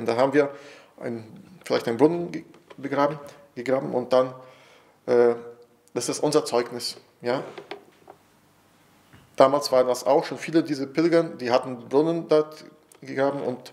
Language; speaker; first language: German; non-native, fluent; Portuguese